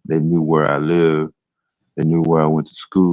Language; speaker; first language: English; native; English